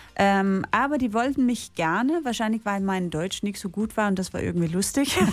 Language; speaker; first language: German; non-native, fluent; English